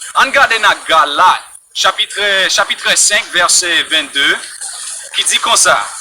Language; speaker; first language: Haitian Creole; non-native, fluent; English